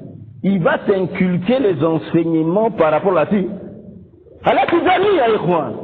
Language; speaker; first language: French; non-native, local second language; Lingala